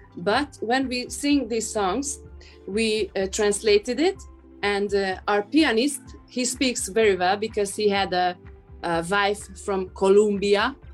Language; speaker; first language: English; non-native, fluent; Hungarian